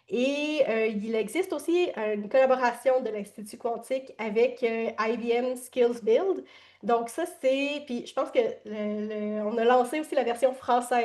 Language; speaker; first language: French; native; French